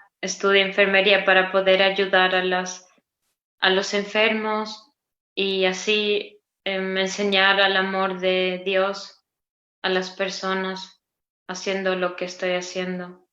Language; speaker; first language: Spanish; non-native, learner; Romanian